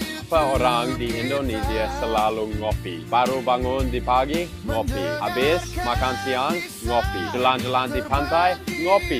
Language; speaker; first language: Indonesian; non-native, fluent; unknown